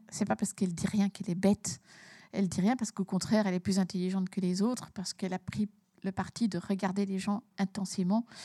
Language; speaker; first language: French; early bilingual, heritage; French